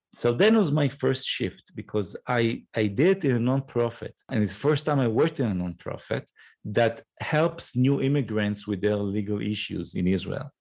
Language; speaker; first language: English; non-native, fluent; Hebrew